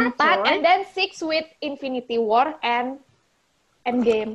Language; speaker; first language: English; non-native, learner; Indonesian